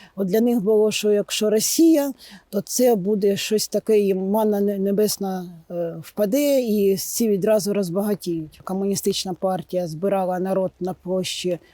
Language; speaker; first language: Ukrainian; non-native, local second language; Russian